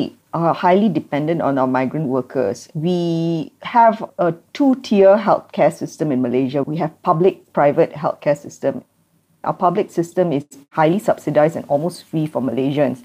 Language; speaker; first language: English; non-native, local second language; Tamil